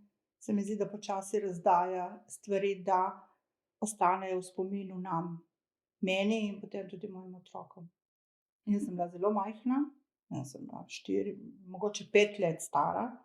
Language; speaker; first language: Slovenian; early bilingual, other home language; Croatian